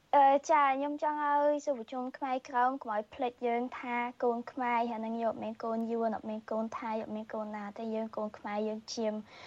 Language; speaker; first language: Khmer; early bilingual, heritage; Khmer